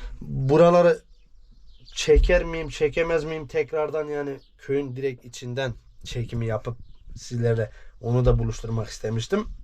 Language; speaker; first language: Turkish; native; Turkish